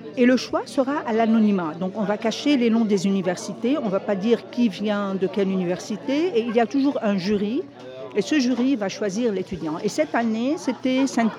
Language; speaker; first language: French; non-native, local second language; Arabic